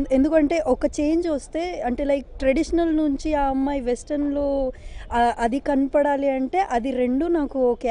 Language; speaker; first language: Telugu; non-native, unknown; Bangla